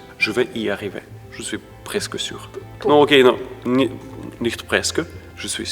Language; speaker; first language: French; non-native, fluent; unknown